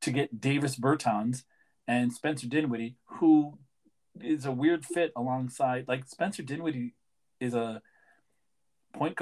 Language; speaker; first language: English; native; English